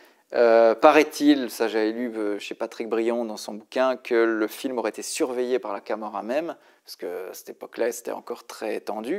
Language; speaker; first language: French; native; French